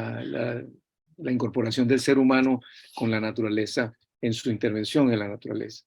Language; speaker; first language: Spanish; native; Spanish